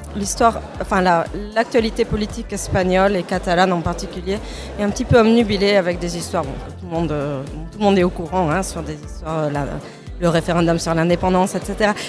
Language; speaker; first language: French; native; French